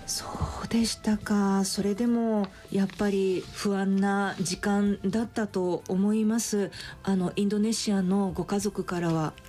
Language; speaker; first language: Japanese; native; Japanese